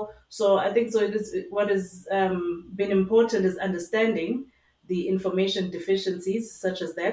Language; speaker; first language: English; non-native, local second language; Zulu